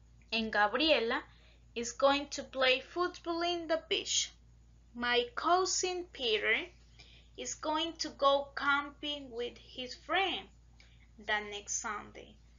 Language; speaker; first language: English; non-native, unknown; Spanish